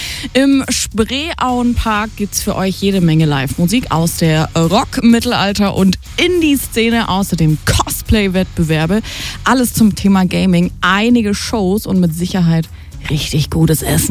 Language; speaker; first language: German; native; German